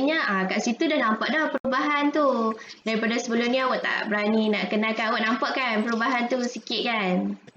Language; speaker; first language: Malay; native; Malay